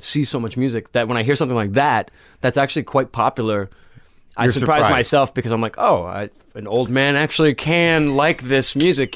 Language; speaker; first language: English; native; English